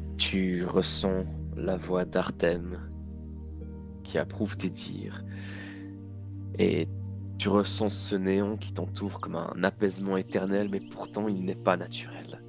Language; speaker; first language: French; native; French